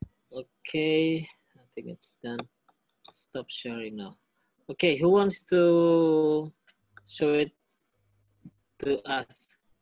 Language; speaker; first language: English; non-native, fluent; Indonesian